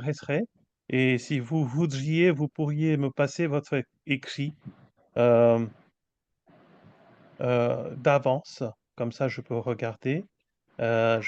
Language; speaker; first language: French; non-native, fluent; Bangla